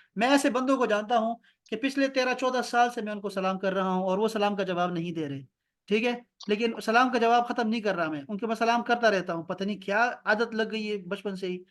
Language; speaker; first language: Urdu; non-native, local second language; Pashto